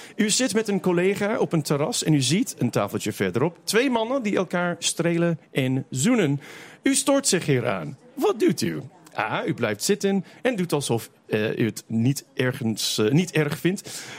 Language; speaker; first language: Dutch; non-native, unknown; English